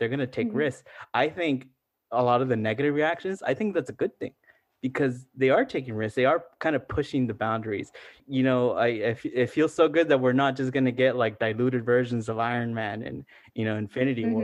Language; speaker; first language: English; early bilingual, other home language; Spanish